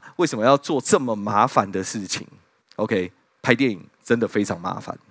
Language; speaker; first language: Chinese; native; Chinese